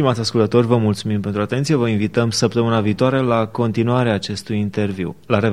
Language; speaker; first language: Romanian; native; Romanian